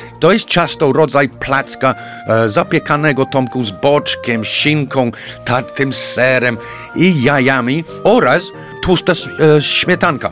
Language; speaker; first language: Polish; non-native, fluent; English